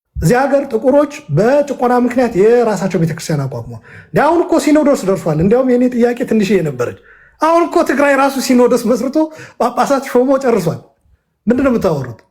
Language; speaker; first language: Amharic; non-native, local second language; Tigrinya